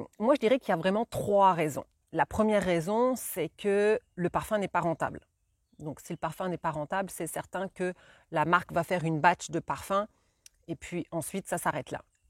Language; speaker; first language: French; native; French